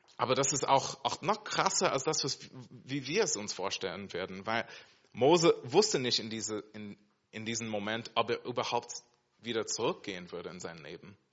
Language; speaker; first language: German; non-native, fluent; English